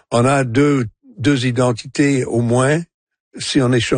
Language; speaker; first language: French; non-native, local second language; English